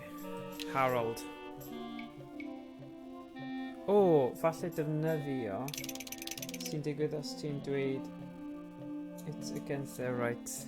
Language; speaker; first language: Welsh; native; Welsh